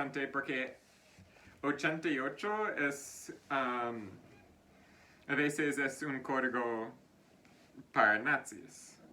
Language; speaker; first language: Spanish; non-native, fluent; English